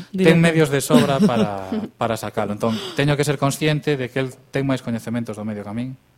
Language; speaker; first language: Galician; native; Galician